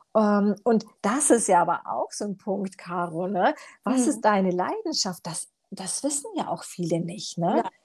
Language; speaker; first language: German; early bilingual, other home language; Romanian